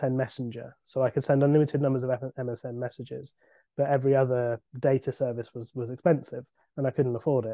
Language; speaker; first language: English; native; English